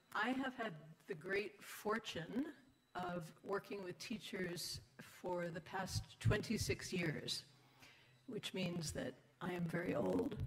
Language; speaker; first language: English; native; English